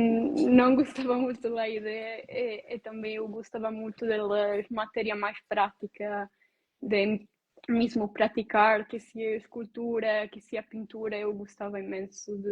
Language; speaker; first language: Portuguese; non-native, learner; Italian